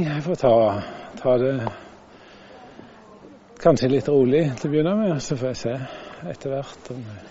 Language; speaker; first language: Norwegian; native; Norwegian